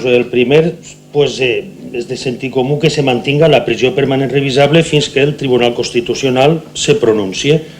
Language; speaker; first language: Catalan; native; Catalan